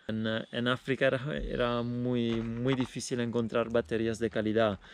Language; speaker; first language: Spanish; non-native, fluent; Italian